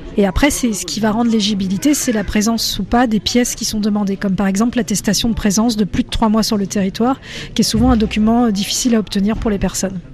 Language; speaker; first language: French; native; French